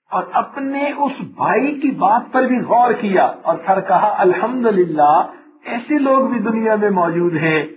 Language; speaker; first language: Urdu; non-native, local second language; Punjabi